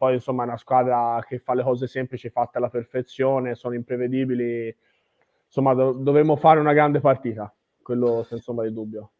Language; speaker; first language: Italian; native; Italian